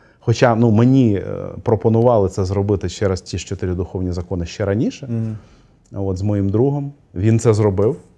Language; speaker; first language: Ukrainian; non-native, local second language; Russian